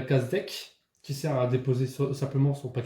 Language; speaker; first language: French; native; French